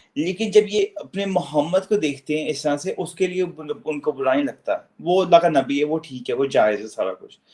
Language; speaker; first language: Urdu; native; Urdu